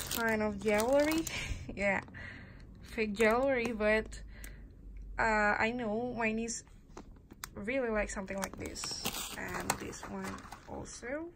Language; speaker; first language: English; non-native, learner; Indonesian